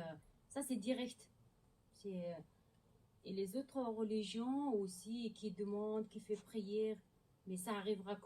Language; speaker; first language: French; non-native, learner; Mongolian